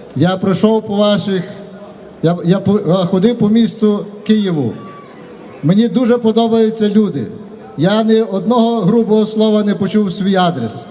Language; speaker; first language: Ukrainian; native; Ukrainian